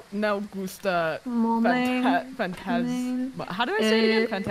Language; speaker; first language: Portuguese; non-native, learner; English